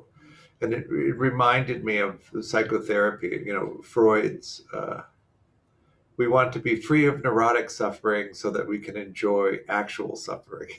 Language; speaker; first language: English; native; English